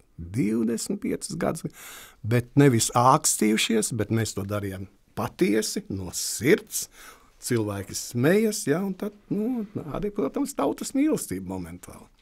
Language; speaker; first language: Latvian; native; Latvian